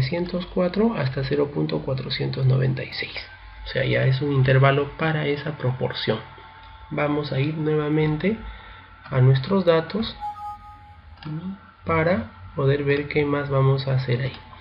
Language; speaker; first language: Spanish; native; Spanish